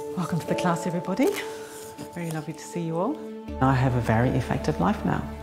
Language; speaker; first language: English; native; English